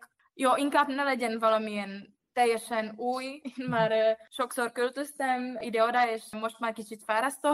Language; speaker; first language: Hungarian; non-native, fluent; Czech